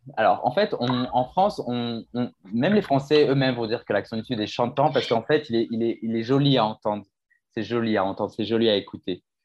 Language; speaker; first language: French; native; French